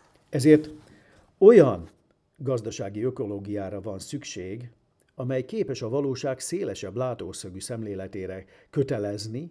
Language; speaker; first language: Hungarian; native; Hungarian